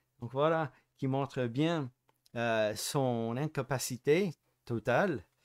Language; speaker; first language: French; non-native, fluent; English